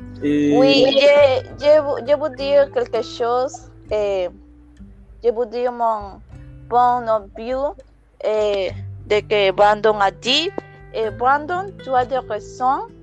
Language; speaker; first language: French; non-native, learner; Spanish